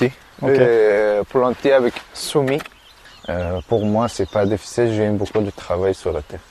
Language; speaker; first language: French; non-native, learner; Persian